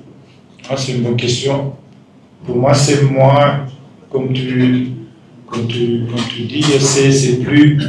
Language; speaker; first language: French; non-native, fluent; Dutch